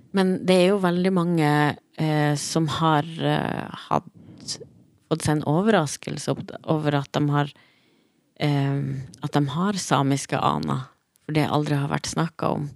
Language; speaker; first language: Norwegian; native; Norwegian